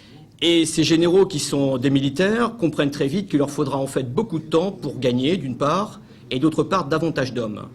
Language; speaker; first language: French; native; French